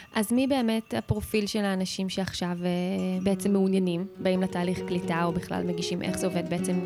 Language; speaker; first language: Hebrew; native; Hebrew